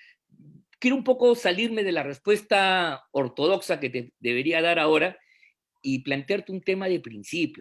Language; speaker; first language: Spanish; native; Spanish